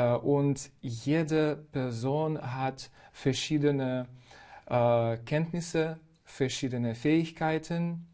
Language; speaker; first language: German; non-native, fluent; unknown